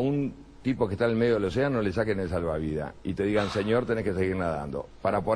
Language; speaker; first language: Spanish; native; Spanish